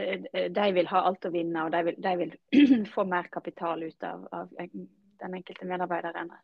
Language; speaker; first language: Norwegian; native; Norwegian